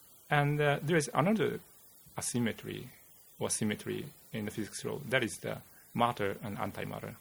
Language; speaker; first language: English; non-native, fluent; Japanese